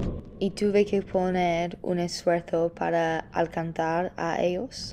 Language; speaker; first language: Spanish; non-native, fluent; English